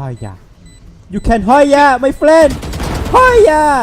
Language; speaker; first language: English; non-native, learner; Thai